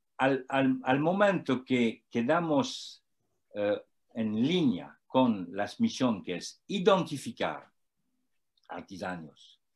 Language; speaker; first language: Spanish; non-native, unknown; French